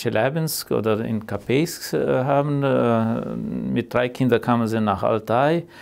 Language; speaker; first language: German; early bilingual, heritage; German